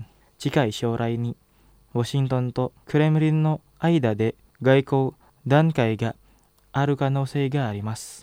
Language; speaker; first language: Japanese; non-native, fluent; Indonesian